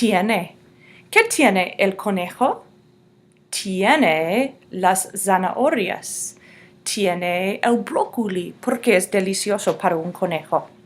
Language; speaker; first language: Spanish; non-native, fluent; English